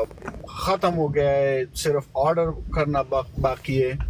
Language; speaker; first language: Hindi; non-native, local second language; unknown